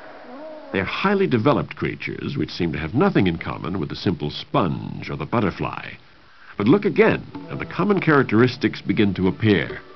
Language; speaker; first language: English; native; English